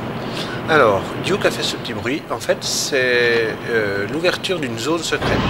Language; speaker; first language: French; native; French